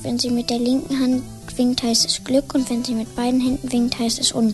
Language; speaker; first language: German; native; German